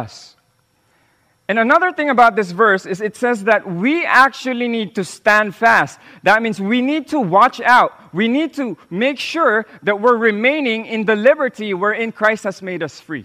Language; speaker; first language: English; non-native, local second language; Filipino